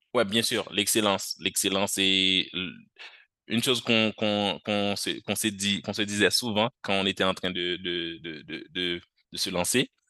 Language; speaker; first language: French; non-native, local second language; Haitian Creole